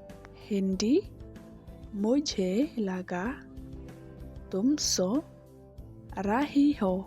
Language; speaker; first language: Hindi; non-native, local second language; Khasi